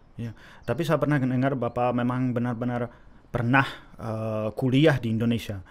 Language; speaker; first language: Indonesian; non-native, fluent; Czech